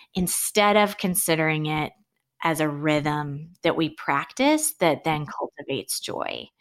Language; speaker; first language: English; native; English